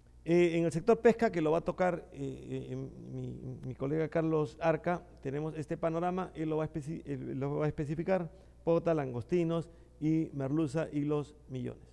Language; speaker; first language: Spanish; native; Spanish